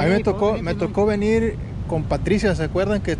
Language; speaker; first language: Spanish; native; Spanish